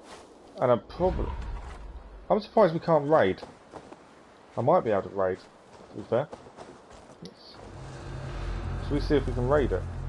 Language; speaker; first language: English; native; English